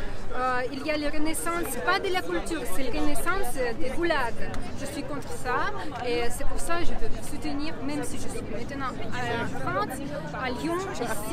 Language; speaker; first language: French; non-native, learner; Ukrainian